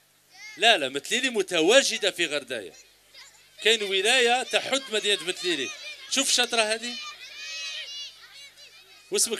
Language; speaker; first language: Arabic; native; Arabic